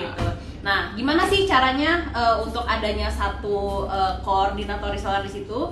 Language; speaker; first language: Indonesian; native; Indonesian